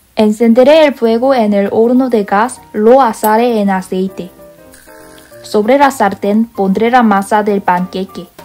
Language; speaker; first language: Spanish; non-native, learner; Korean